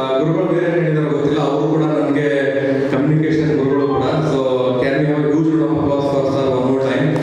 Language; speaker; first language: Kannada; non-native, local second language; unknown